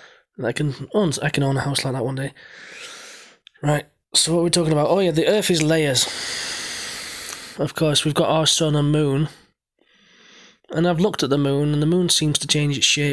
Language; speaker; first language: English; native; English